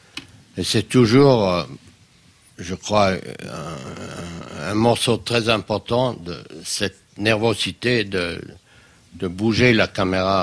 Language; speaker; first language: French; non-native, fluent; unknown